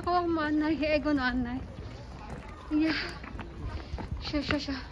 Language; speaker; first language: Japanese; non-native, learner; Filipino